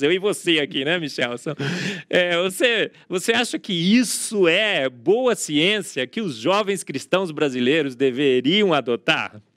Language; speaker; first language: Portuguese; native; Portuguese